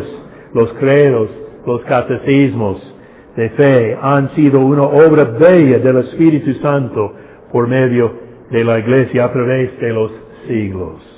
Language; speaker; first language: Spanish; non-native, fluent; English